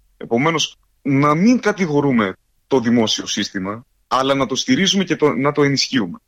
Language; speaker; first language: Greek; early bilingual, heritage; Greek